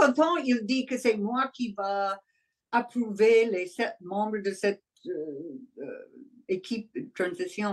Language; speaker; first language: French; non-native, learner; English